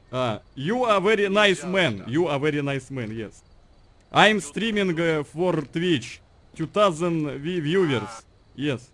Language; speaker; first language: English; non-native, learner; Russian